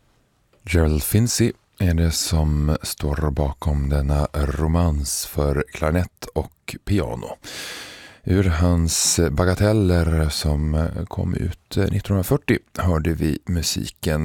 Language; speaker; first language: Swedish; native; Swedish